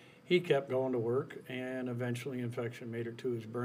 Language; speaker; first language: English; native; English